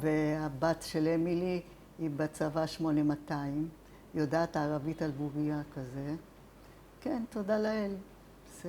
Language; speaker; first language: Hebrew; non-native, fluent; Italian